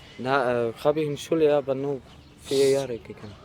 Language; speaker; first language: German; non-native, learner; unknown